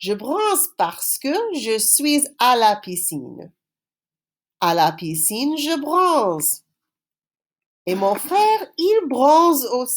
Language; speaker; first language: French; non-native, fluent; English